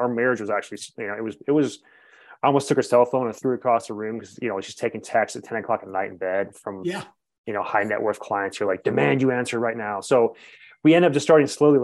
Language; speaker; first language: English; native; English